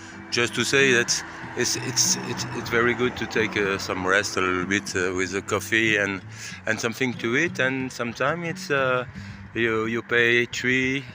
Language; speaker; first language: English; non-native, learner; French